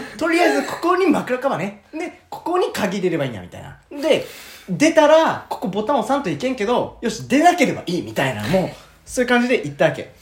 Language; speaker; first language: Japanese; native; Japanese